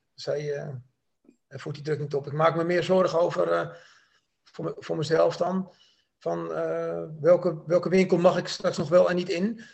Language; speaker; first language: Dutch; native; Dutch